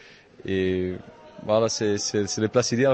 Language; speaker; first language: French; non-native, fluent; Czech